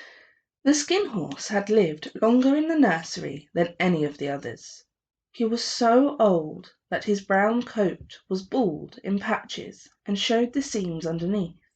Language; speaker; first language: English; native; English